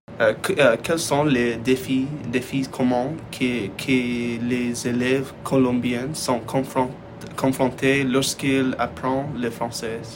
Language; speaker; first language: French; non-native, fluent; Spanish